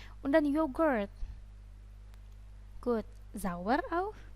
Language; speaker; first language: German; non-native, fluent; Indonesian